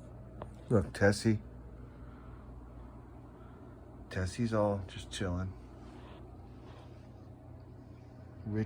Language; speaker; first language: English; native; English